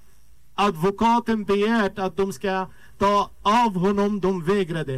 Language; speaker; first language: Swedish; non-native, fluent; Arabic